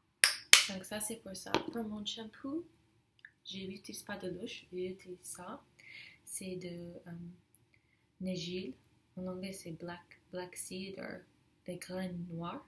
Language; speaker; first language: French; non-native, learner; English